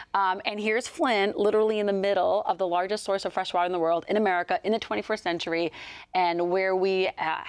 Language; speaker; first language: English; native; English